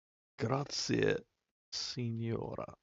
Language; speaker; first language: Italian; non-native, learner; English